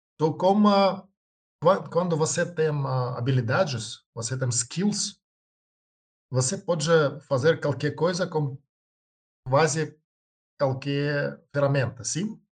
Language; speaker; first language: Portuguese; non-native, learner; Russian